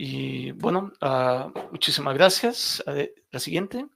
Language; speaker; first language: Spanish; native; Spanish